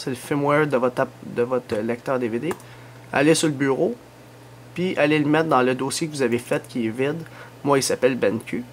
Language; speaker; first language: French; native; French